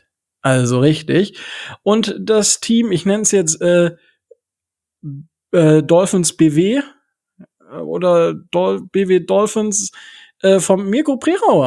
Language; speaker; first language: German; native; German